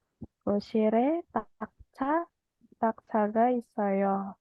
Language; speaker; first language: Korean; non-native, learner; Indonesian